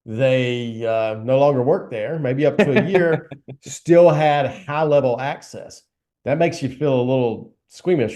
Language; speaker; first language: English; native; English